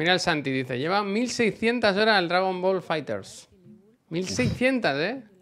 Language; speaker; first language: Spanish; native; Spanish